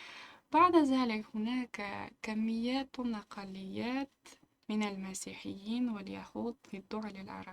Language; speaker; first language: Arabic; non-native, local second language; Uzbek